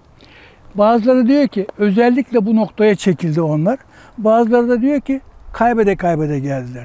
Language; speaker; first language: Turkish; native; Turkish